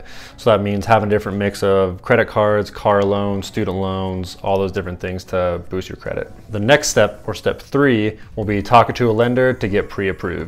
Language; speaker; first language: English; native; English